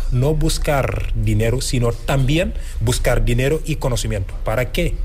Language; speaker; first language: Spanish; non-native, fluent; Wolof